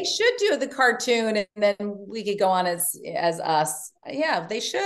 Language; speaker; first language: English; native; English